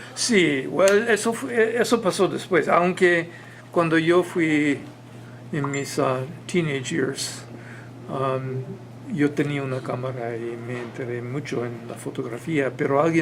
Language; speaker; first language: Spanish; non-native, fluent; English